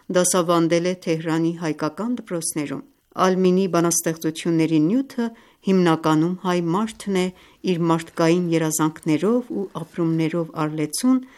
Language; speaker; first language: Armenian; early bilingual, heritage; Armenian